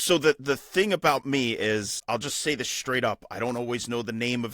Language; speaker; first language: English; native; English